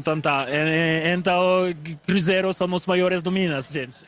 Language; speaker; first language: Portuguese; non-native, fluent; French